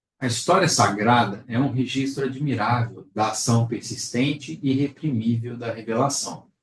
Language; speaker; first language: Portuguese; native; Portuguese